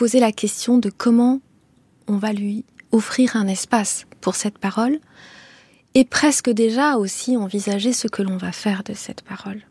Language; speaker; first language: French; non-native, local second language; Kinyarwanda